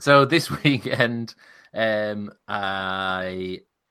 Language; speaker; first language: English; native; English